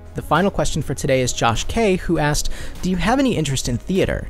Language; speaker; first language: English; native; English